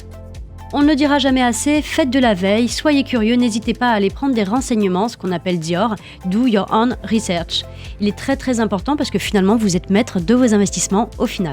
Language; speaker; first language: French; native; French